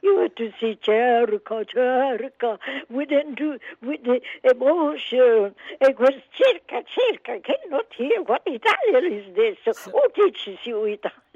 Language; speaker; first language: English; non-native, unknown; Italian